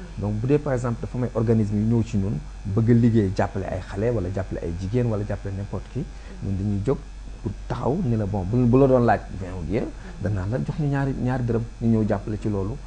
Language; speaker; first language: Wolof; non-native, local second language; Fula